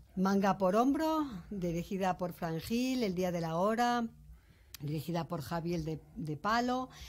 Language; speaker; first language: Spanish; native; Spanish